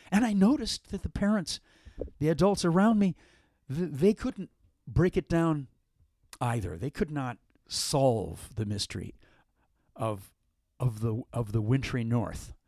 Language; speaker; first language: English; native; English